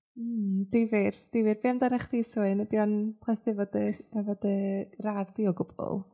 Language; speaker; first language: Welsh; native; Welsh